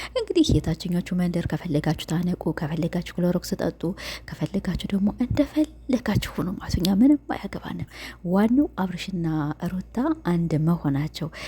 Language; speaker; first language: Amharic; native; Amharic